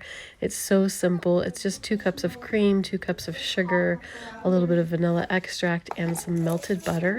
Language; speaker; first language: English; native; English